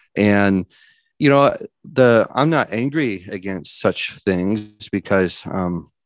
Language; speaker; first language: English; native; English